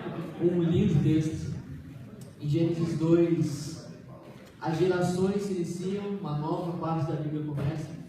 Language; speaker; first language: Portuguese; native; Portuguese